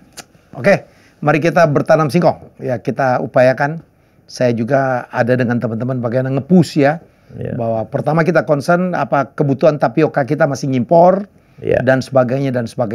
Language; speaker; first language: Indonesian; native; Indonesian